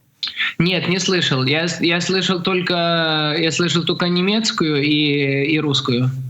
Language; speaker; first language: Russian; early bilingual, heritage; Russian